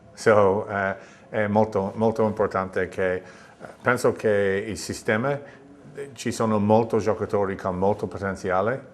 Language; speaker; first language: Italian; non-native, learner; English